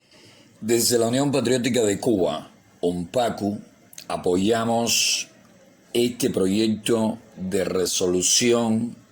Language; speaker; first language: Spanish; native; Spanish